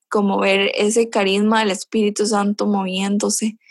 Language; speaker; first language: Spanish; native; Spanish